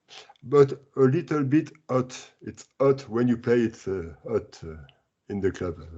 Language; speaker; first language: English; non-native, learner; French